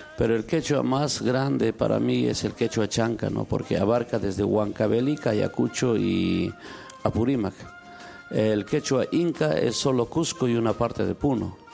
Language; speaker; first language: Spanish; non-native, local second language; Quechua